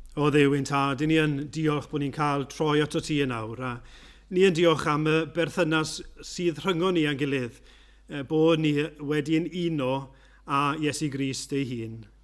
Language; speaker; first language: Welsh; native; Welsh